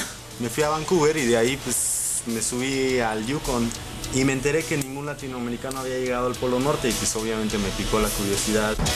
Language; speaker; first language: Spanish; native; Spanish